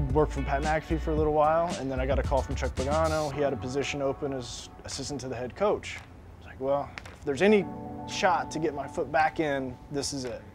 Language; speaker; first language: English; native; English